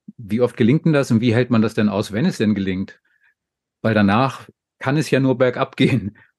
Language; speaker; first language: German; native; German